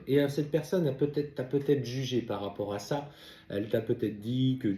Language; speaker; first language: French; native; French